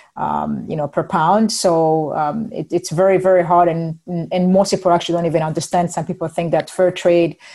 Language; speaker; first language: English; non-native, fluent; Rundi